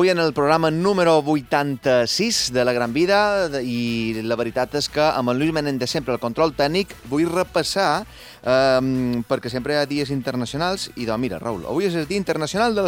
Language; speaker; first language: Catalan; native; Catalan